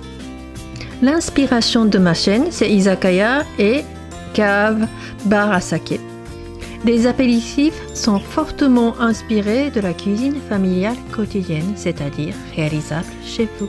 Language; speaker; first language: French; non-native, fluent; Japanese